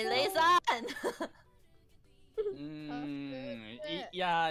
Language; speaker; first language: Japanese; native; Japanese